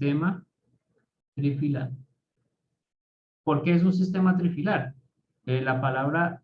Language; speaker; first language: Spanish; native; Spanish